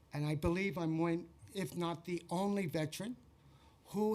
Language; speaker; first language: English; native; English